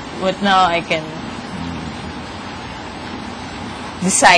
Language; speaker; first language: English; non-native, local second language; Filipino